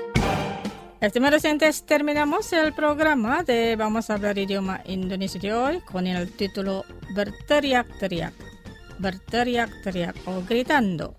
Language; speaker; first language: Spanish; non-native, fluent; Indonesian